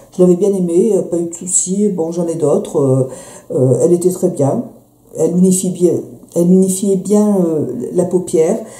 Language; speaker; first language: French; native; French